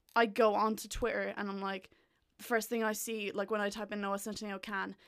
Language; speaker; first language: English; native; English